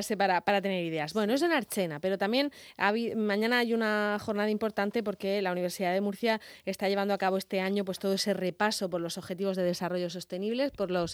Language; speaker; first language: Spanish; native; Spanish